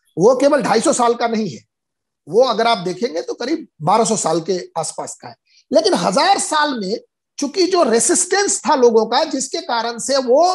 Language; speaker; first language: Hindi; native; Hindi